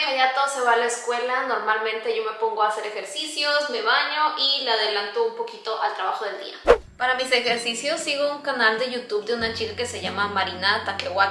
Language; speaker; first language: Spanish; native; Spanish